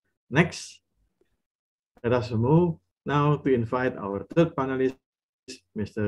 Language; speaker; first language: English; non-native, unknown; Indonesian